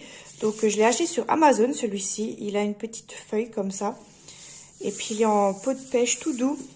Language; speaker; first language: French; native; French